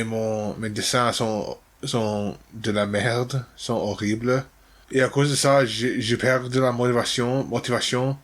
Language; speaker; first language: French; non-native, learner; English